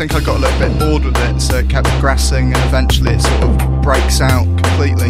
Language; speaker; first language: English; native; English